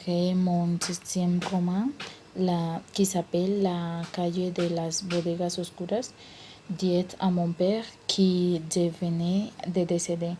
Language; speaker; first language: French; non-native, learner; Spanish